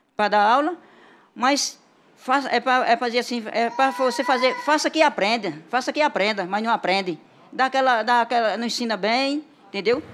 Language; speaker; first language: Portuguese; native; Portuguese